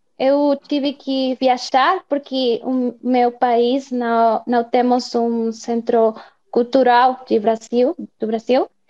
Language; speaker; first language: Portuguese; non-native, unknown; Spanish